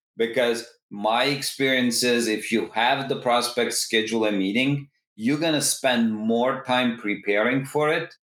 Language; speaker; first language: English; non-native, fluent; Turkish